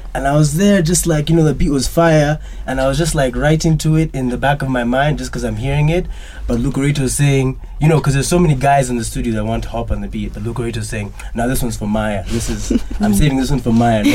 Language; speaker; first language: English; non-native, local second language; Ganda